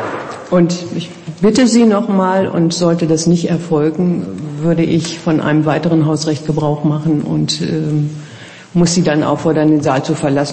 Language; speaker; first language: German; native; German